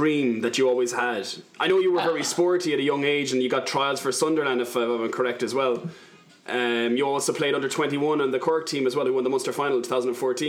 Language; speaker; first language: English; native; English